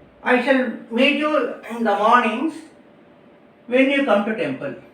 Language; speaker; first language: English; non-native, local second language; Tamil